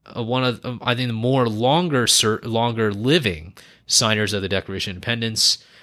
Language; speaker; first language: English; native; English